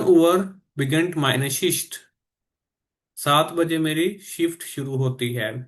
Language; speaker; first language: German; non-native, fluent; Urdu